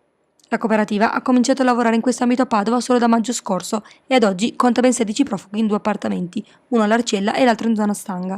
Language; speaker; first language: Italian; native; Italian